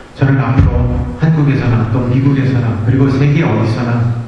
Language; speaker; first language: Korean; early bilingual, heritage; Korean